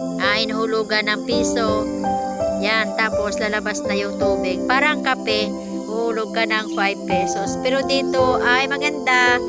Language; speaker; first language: Filipino; non-native, local second language; Hiligaynon